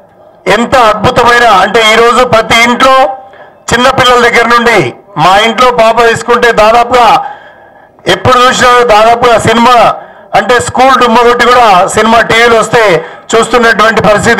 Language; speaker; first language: Telugu; native; Telugu